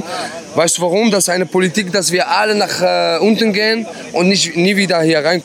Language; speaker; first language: German; non-native, learner; Arabic